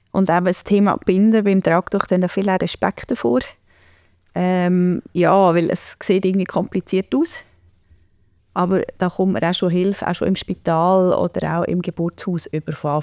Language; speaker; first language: German; native; German